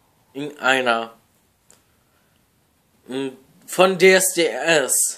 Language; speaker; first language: German; non-native, learner; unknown